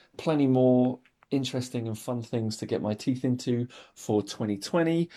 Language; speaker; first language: English; native; English